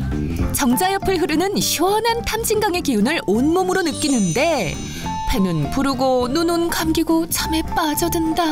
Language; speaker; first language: Korean; native; Korean